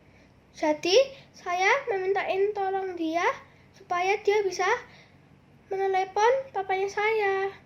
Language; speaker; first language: Indonesian; early bilingual, other home language; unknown